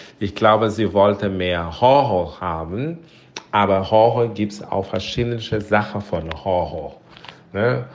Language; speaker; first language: German; non-native, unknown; Portuguese